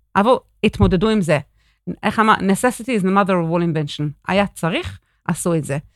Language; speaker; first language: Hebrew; non-native, fluent; English